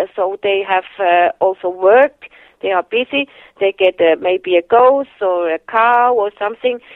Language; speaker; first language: English; non-native, fluent; Swiss German